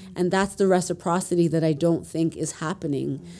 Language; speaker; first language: English; native; English